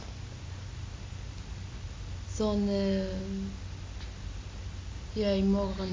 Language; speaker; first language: Dutch; non-native, learner; Arabic